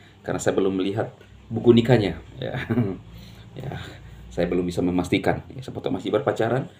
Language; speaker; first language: Indonesian; native; Indonesian